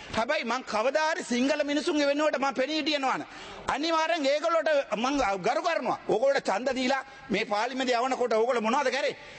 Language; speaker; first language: Sinhala; non-native, local second language; Tamil